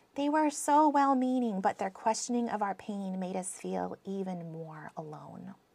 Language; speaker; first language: English; native; English